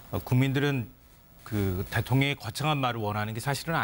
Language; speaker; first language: Korean; native; Korean